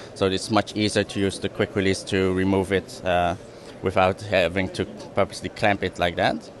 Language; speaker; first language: English; non-native, fluent; Dutch